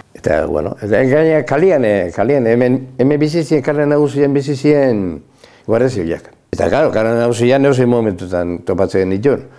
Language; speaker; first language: Basque; native; Basque